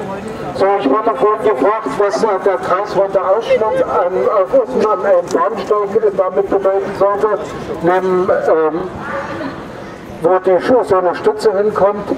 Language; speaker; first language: German; native; German